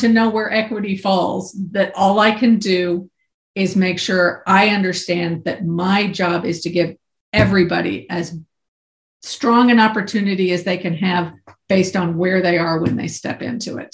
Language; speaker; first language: English; native; English